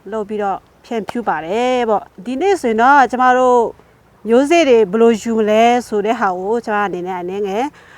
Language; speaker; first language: Burmese; non-native, local second language; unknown